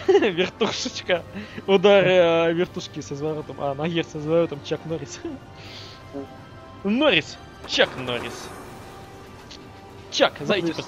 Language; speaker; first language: Russian; native; Russian